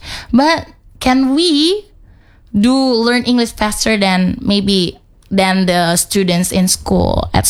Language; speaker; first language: English; non-native, fluent; Indonesian